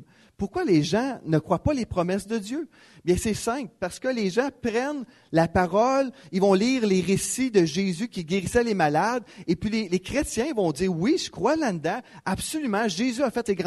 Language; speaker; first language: French; native; French